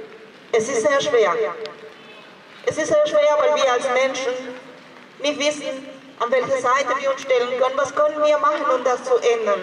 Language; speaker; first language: German; non-native, fluent; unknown